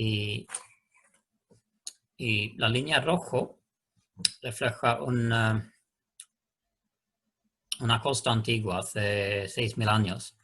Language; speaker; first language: Spanish; non-native, learner; Swedish